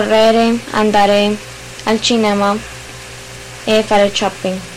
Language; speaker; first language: Italian; non-native, learner; English